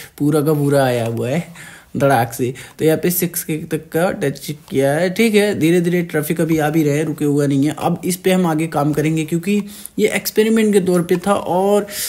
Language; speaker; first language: Hindi; native; Hindi